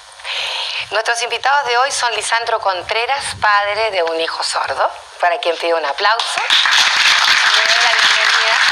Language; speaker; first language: Spanish; native; Spanish